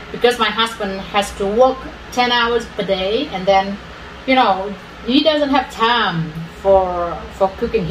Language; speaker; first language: English; non-native, fluent; Vietnamese